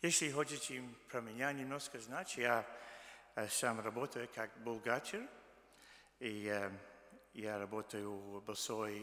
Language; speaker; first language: Russian; early bilingual, heritage; Russian